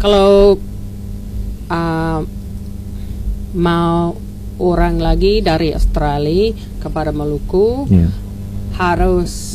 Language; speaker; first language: Indonesian; non-native, learner; English